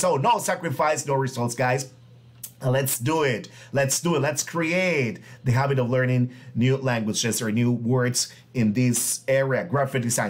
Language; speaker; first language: English; non-native, fluent; Spanish